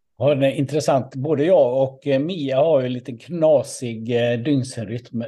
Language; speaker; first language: Swedish; native; Swedish